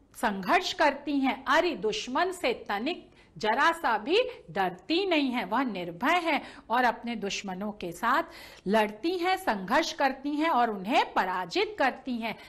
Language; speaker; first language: Hindi; native; Hindi